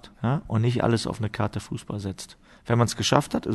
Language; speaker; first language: German; native; German